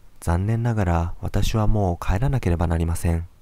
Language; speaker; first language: Japanese; non-native, fluent; Arabic